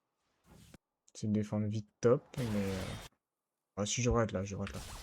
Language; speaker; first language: French; native; French